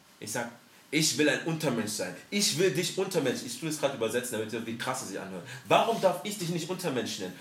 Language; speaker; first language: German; early bilingual, other home language; French